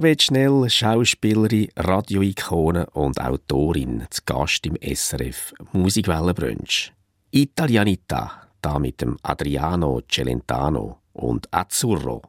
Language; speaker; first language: German; native; German